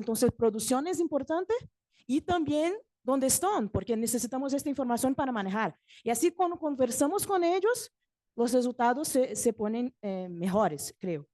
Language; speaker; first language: Spanish; non-native, fluent; Portuguese